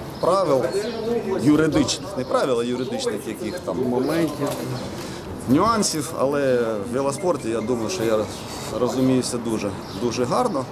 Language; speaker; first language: Ukrainian; native; Ukrainian